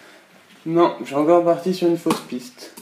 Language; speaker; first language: French; native; French